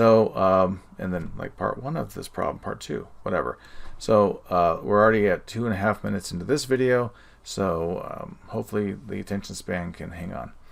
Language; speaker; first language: English; native; English